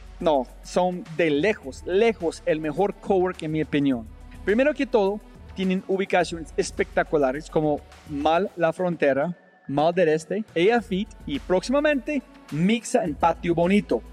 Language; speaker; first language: Spanish; non-native, fluent; English